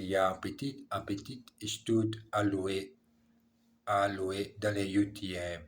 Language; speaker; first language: French; non-native, learner; English